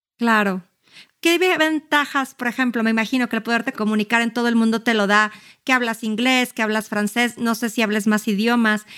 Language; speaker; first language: Spanish; native; Spanish